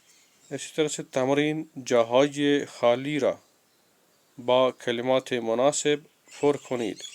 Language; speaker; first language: Persian; non-native, fluent; Urdu